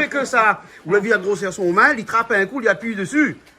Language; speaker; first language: French; native; French